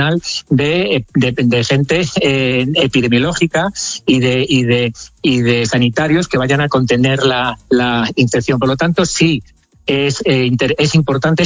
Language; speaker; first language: Spanish; native; Spanish